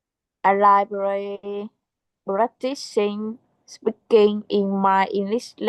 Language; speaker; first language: English; non-native, learner; Vietnamese